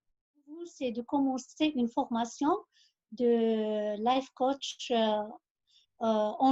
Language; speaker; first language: French; non-native, local second language; Arabic